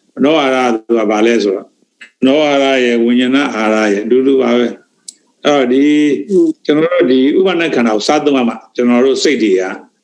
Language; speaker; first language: Burmese; native; Burmese